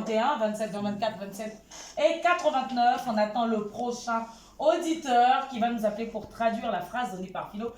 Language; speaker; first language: French; non-native, local second language; Baoulé